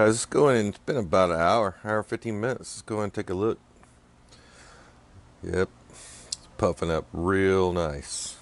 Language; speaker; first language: English; native; English